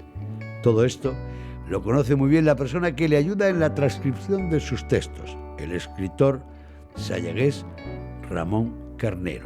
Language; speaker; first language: Spanish; native; Spanish